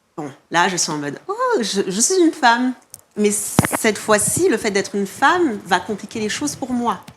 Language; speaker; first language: French; non-native, local second language; Malagasy